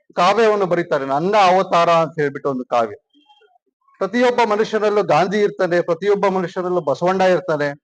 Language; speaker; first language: Kannada; native; Kannada